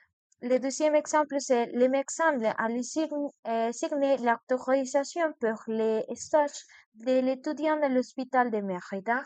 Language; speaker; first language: French; non-native, learner; Spanish